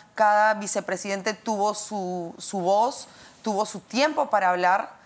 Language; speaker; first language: Spanish; native; Spanish